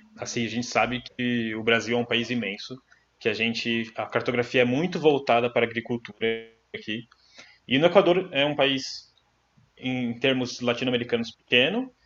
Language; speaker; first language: Portuguese; native; Portuguese